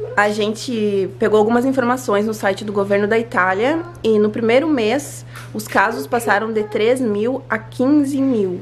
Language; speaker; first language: Portuguese; native; Portuguese